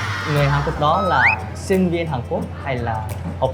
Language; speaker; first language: Vietnamese; non-native, learner; Korean